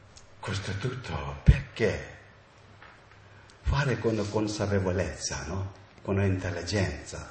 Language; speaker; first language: Italian; non-native, learner; Tibetan